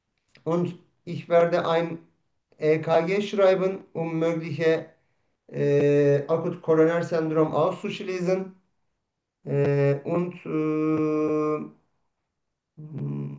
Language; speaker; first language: German; non-native, learner; Turkish